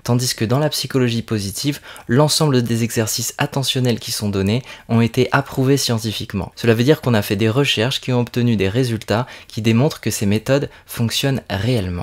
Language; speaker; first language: French; native; French